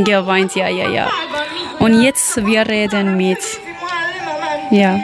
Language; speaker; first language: German; non-native, learner; Persian